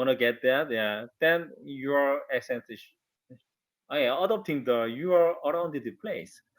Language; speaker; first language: English; non-native, learner; Korean